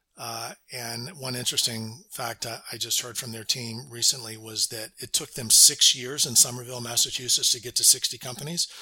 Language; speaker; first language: English; native; English